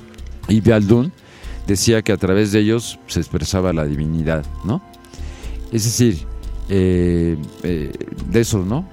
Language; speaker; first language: Spanish; native; Spanish